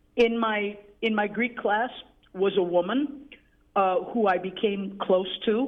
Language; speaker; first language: English; native; English